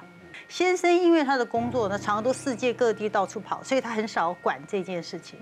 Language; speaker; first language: Chinese; native; Chinese